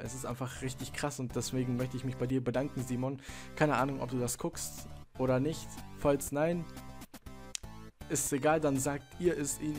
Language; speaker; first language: German; native; German